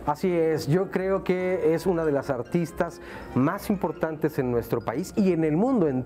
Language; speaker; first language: Spanish; native; Spanish